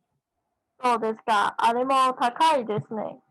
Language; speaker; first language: Japanese; non-native, learner; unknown